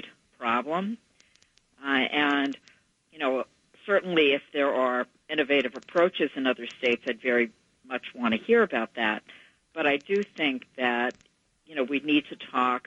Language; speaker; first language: English; native; English